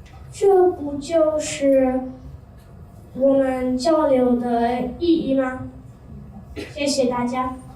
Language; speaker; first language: Chinese; non-native, learner; English